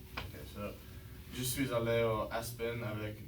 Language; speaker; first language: French; non-native, learner; English